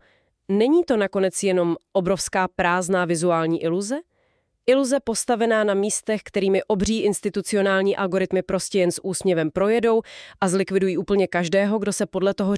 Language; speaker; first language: Czech; native; Czech